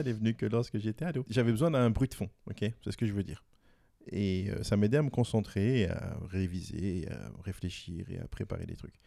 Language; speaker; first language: French; native; French